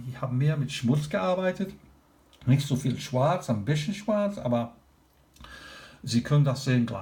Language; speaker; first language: German; non-native, learner; English